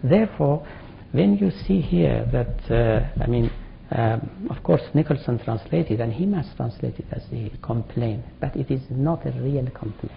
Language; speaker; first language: English; non-native, fluent; Persian